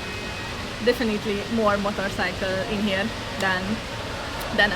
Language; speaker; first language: English; non-native, learner; Hungarian